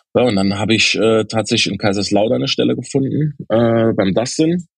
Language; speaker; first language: German; native; German